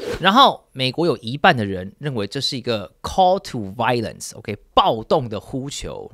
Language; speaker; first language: Chinese; native; Chinese